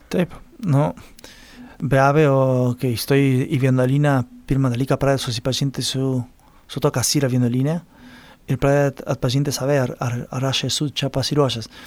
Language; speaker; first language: Lithuanian; non-native, fluent; Spanish